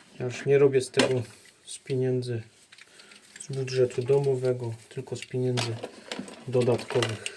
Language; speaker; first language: Polish; native; Polish